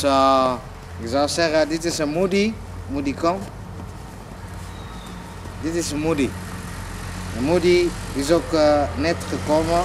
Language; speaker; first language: Dutch; non-native, learner; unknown